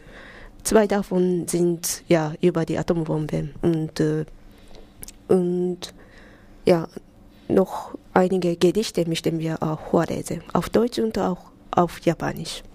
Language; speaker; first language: German; non-native, learner; Japanese